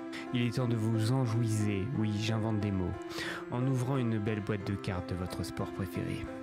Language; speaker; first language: French; native; French